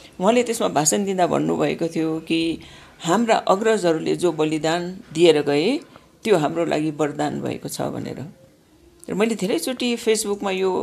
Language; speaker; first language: Nepali; native; Nepali